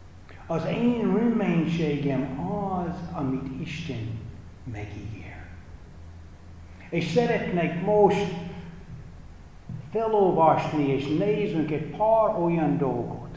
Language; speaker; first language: Hungarian; non-native, fluent; English